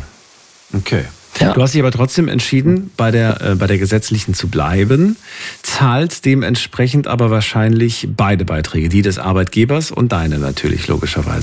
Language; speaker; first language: German; native; German